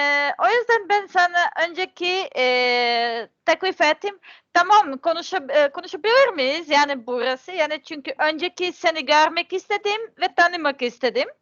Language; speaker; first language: Turkish; non-native, learner; Serbian